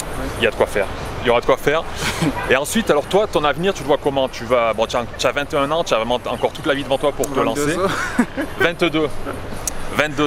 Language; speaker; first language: French; native; French